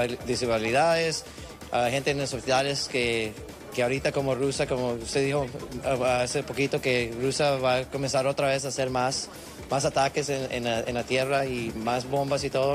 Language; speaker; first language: Spanish; early bilingual, heritage; Spanish